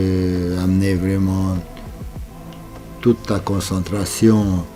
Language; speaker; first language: French; non-native, fluent; Romanian